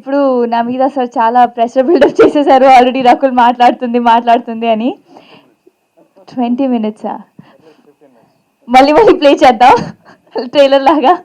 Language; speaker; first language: Telugu; non-native, fluent; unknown